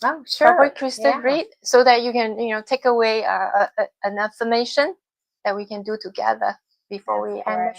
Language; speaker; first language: English; non-native, fluent; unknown